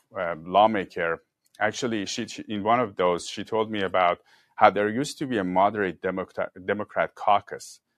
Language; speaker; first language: English; non-native, fluent; Persian